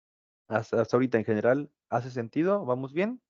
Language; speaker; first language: Spanish; native; Spanish